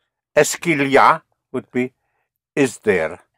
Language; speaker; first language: French; non-native, fluent; English